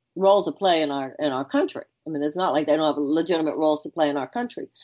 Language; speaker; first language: English; native; English